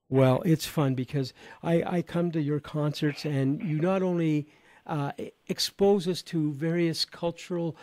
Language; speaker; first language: English; native; English